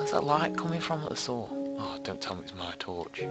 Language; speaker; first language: English; native; English